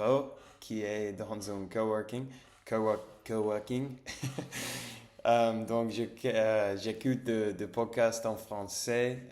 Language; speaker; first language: French; non-native, learner; English